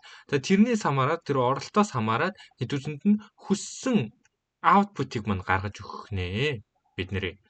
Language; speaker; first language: Mongolian; native; Mongolian